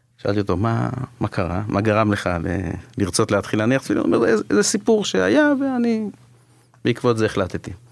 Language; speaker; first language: Hebrew; native; Hebrew